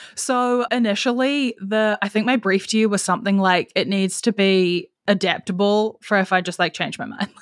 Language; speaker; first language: English; native; English